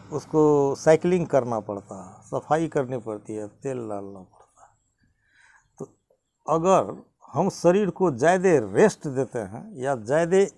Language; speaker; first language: Hindi; native; Hindi